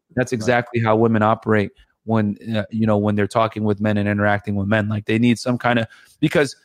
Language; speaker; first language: English; native; English